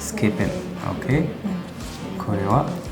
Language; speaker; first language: Japanese; non-native, learner; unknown